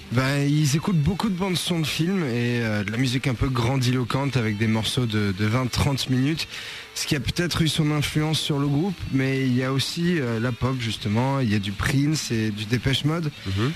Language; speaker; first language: French; native; French